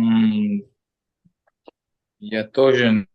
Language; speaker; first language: Russian; non-native, local second language; Uzbek